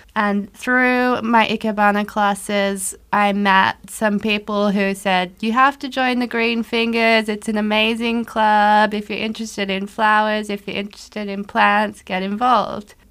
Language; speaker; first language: English; native; English